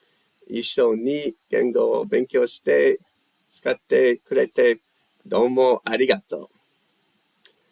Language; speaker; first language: Japanese; non-native, learner; English